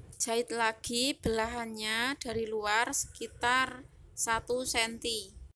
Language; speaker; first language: Indonesian; native; Indonesian